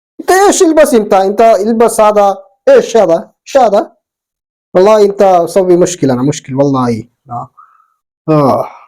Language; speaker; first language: Arabic; non-native, learner; Malayalam